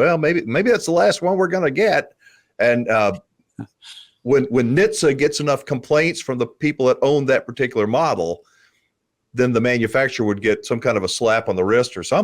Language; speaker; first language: English; native; English